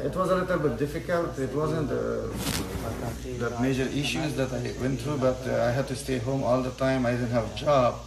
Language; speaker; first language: English; non-native, fluent; Persian